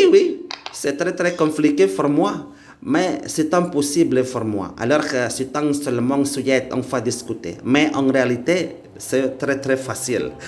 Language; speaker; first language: French; non-native, learner; Indonesian